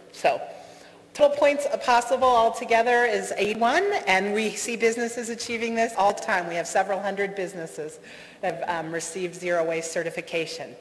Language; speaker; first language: English; native; English